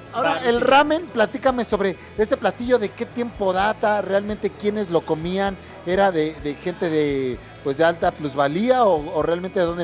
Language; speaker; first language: Spanish; native; Spanish